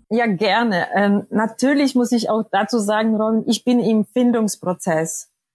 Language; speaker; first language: German; non-native, fluent; Polish